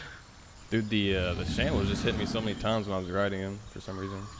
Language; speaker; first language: English; native; English